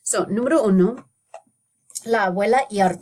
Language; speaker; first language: Spanish; non-native, fluent; English